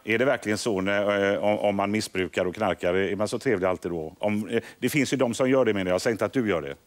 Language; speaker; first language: Swedish; native; Swedish